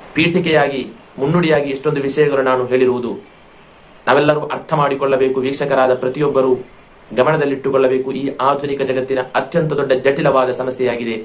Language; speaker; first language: Kannada; non-native, local second language; Malayalam